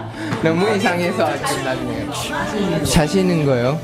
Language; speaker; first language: Korean; non-native, learner; Thai